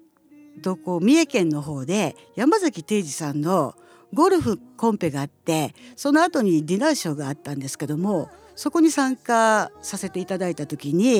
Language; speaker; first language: Japanese; native; Japanese